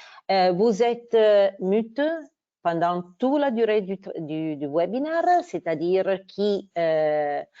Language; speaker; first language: French; non-native, fluent; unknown